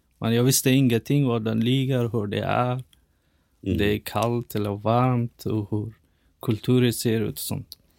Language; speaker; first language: Swedish; non-native, fluent; Persian